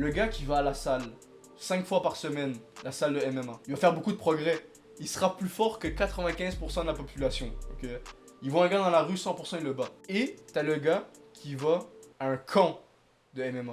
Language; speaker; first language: French; native; French